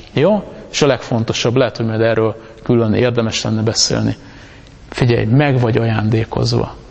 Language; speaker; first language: Hungarian; native; Hungarian